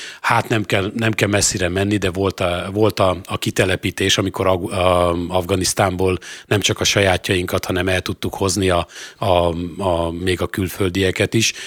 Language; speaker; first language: Hungarian; native; Hungarian